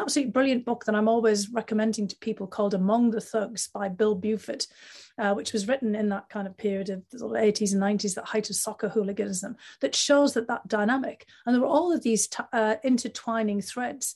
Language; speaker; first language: English; native; English